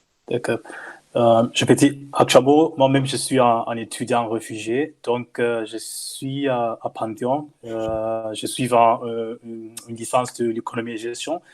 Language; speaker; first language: French; non-native, fluent; English